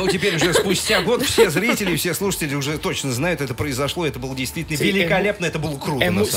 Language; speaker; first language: Russian; native; Russian